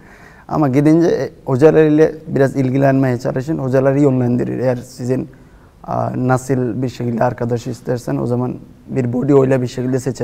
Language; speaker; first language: Turkish; non-native, fluent; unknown